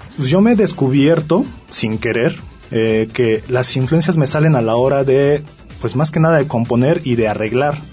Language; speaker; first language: Spanish; early bilingual, other home language; Japanese